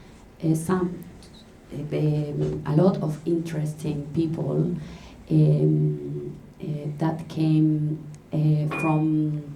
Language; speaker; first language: English; non-native, learner; Spanish